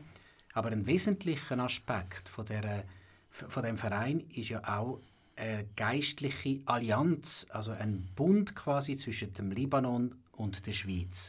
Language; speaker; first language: German; native; German